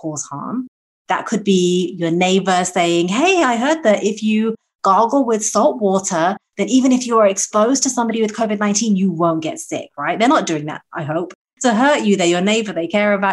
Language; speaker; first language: English; native; English